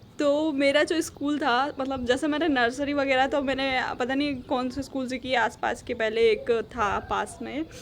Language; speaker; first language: Hindi; native; Hindi